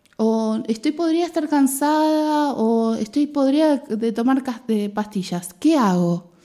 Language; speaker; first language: Spanish; native; Spanish